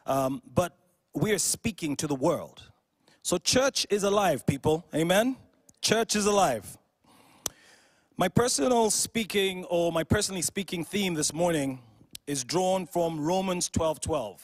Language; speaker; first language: English; non-native, local second language; Ganda